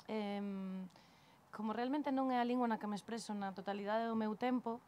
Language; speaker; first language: Spanish; native; Spanish